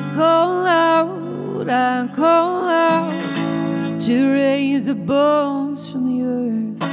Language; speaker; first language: English; native; English